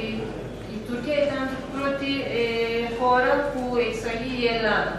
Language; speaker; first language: Greek; non-native, learner; Turkish